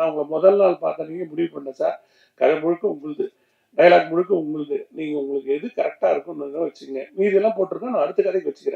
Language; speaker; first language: Tamil; native; Tamil